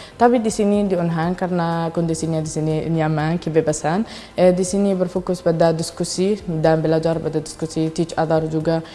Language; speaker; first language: Indonesian; non-native, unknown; Arabic